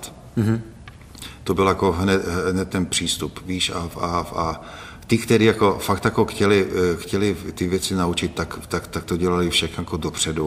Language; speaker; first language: Czech; non-native, fluent; Hungarian